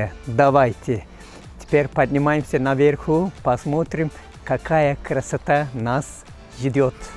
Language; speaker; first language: Russian; non-native, fluent; Turkish